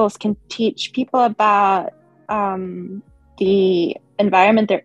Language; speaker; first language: English; non-native, local second language; Swedish